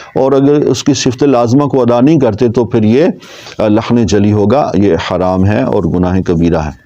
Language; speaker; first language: Urdu; non-native, local second language; Punjabi